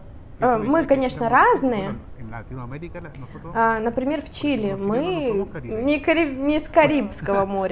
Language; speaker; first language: Russian; non-native, learner; Spanish